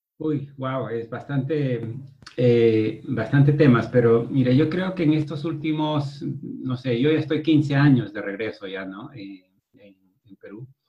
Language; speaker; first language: Spanish; native; Spanish